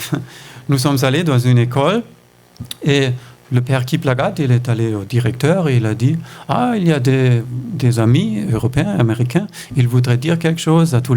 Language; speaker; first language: French; non-native, fluent; German